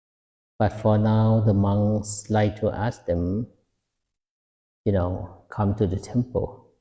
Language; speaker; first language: English; non-native, fluent; Lao